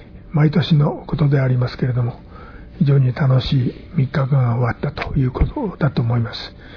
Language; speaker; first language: Japanese; native; Japanese